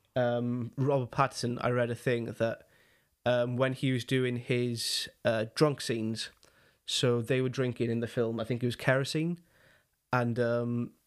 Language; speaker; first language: English; non-native, local second language; Welsh